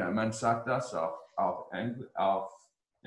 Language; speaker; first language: German; non-native, learner; English